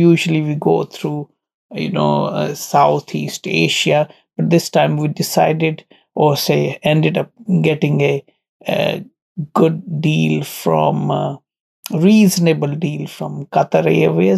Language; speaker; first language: English; non-native, local second language; Punjabi